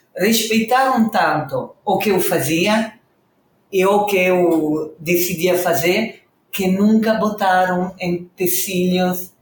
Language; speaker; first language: Portuguese; non-native, fluent; Italian